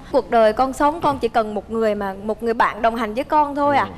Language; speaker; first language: Vietnamese; early bilingual, heritage; Vietnamese